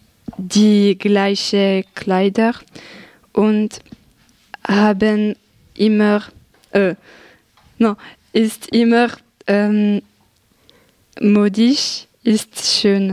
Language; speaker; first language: German; non-native, learner; French